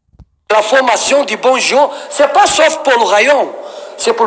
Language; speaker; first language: French; non-native, learner; Portuguese